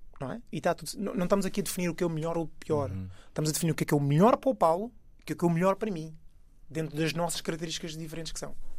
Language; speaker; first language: Portuguese; early bilingual, other home language; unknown